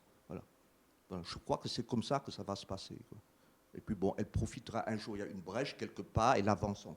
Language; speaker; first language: French; native; French